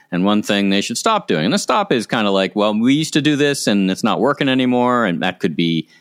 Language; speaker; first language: English; native; English